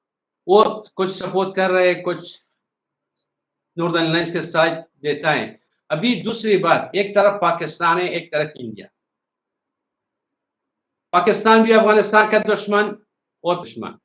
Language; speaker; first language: Hindi; non-native, learner; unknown